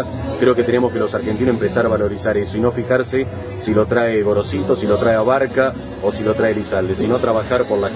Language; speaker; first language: Spanish; native; Spanish